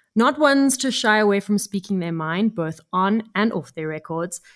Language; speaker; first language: English; native; English